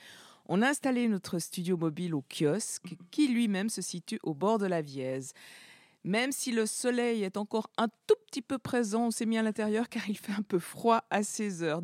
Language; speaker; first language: French; native; French